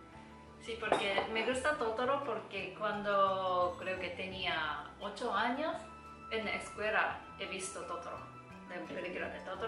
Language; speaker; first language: Spanish; non-native, learner; Japanese